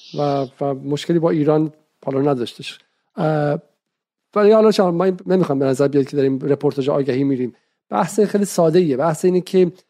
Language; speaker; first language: Persian; native; Persian